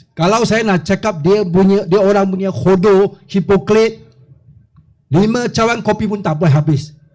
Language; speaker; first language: Malay; non-native, local second language; Chinese